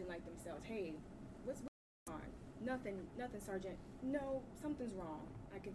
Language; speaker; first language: English; native; English